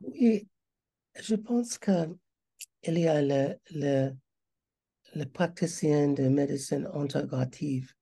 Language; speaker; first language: French; non-native, learner; English